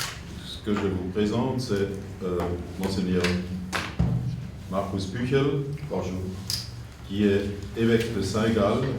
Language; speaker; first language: French; non-native, fluent; German